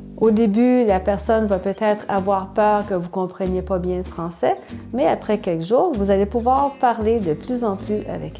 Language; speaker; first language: French; native; French